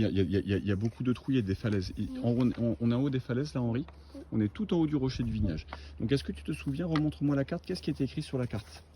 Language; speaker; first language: French; native; French